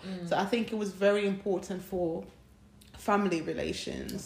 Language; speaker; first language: English; non-native, local second language; Ganda